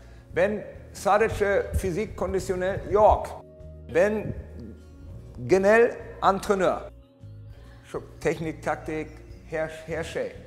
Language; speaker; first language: Turkish; non-native, learner; German